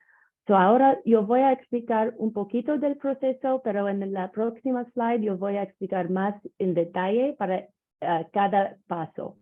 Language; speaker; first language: Spanish; non-native, learner; English